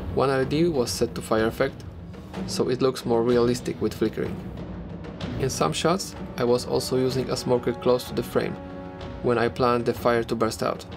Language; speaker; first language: English; non-native, fluent; Polish